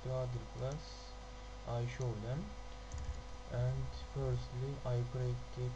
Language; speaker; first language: English; non-native, learner; Turkish